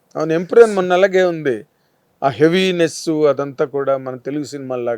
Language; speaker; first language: Telugu; native; Telugu